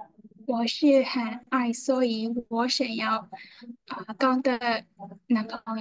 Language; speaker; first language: Chinese; non-native, learner; Thai